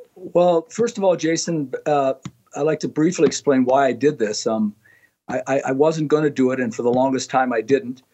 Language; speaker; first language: English; native; English